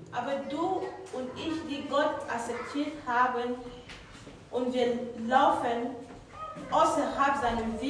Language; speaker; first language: German; non-native, fluent; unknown